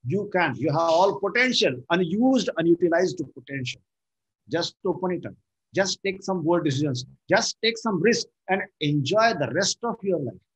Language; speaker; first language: English; non-native, local second language; Marathi